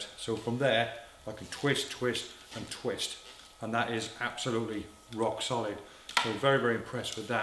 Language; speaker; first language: English; native; English